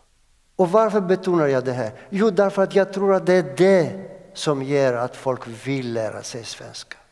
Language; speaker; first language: Swedish; non-native, fluent; Greek